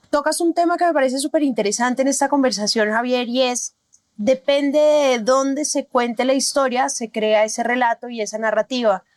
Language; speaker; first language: Spanish; native; Spanish